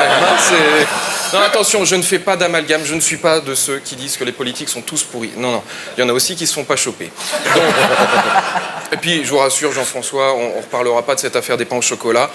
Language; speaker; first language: French; native; French